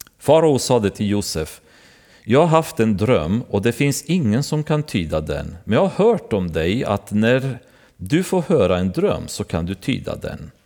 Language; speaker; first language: Swedish; non-native, fluent; Romanian